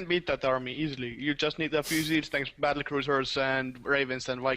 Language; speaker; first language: English; non-native, fluent; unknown